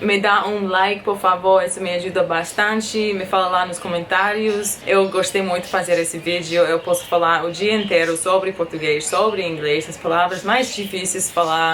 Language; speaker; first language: Portuguese; non-native, fluent; English